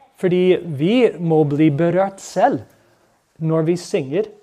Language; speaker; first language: Norwegian; non-native, fluent; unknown